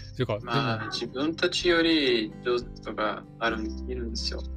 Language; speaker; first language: Japanese; non-native, fluent; Portuguese